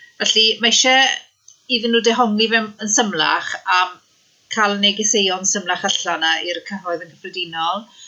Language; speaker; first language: Welsh; native; Welsh